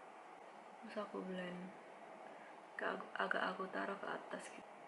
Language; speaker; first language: Indonesian; native; Indonesian